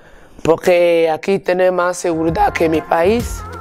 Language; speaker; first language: Spanish; non-native, learner; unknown